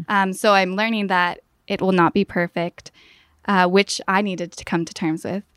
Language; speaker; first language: English; native; English